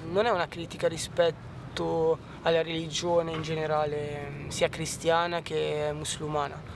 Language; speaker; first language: Italian; early bilingual, other home language; Arabic